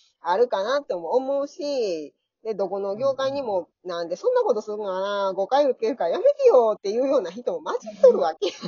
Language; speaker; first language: Japanese; native; Japanese